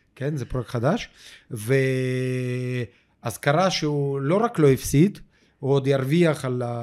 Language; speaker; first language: Hebrew; non-native, fluent; Russian